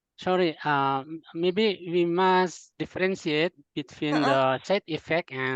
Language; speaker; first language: English; non-native, learner; Indonesian